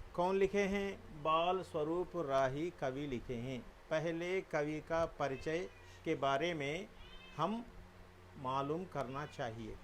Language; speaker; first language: Hindi; non-native, local second language; Telugu